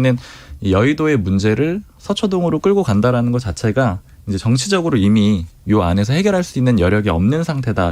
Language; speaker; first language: Korean; native; Korean